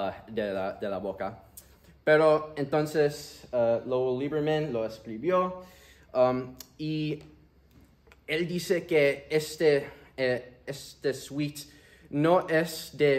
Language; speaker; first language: Spanish; early bilingual, heritage; Spanish